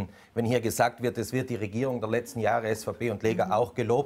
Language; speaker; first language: German; native; German